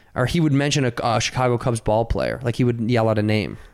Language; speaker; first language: English; native; English